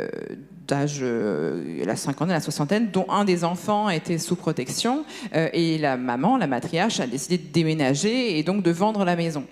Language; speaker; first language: French; native; French